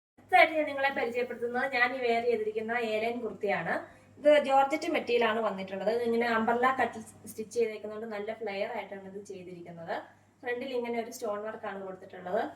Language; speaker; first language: Malayalam; native; Malayalam